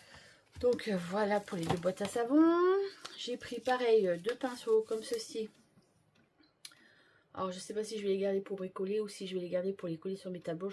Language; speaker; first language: French; native; French